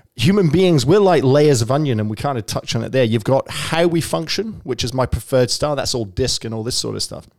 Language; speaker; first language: English; native; English